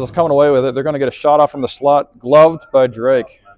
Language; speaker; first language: English; native; English